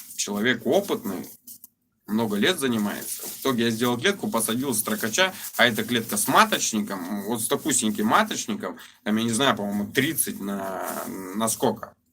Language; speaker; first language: Russian; native; Russian